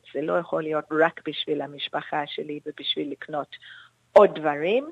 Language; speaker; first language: Hebrew; non-native, fluent; English